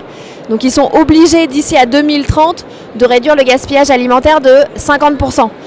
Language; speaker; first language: French; native; French